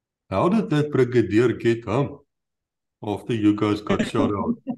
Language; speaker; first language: English; non-native, local second language; Afrikaans